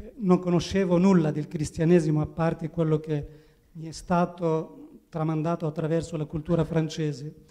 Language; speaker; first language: Italian; non-native, fluent; Arabic